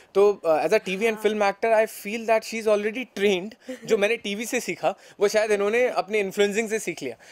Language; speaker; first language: Hindi; native; Hindi